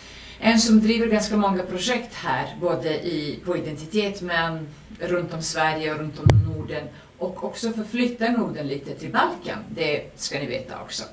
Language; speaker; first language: Swedish; non-native, fluent; Serbian